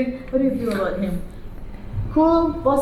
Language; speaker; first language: English; non-native, fluent; Indonesian